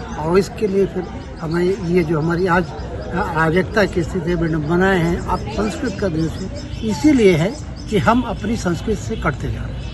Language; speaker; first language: Hindi; native; Hindi